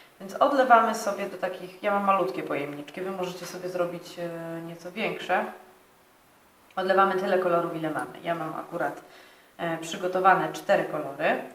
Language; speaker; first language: Polish; native; Polish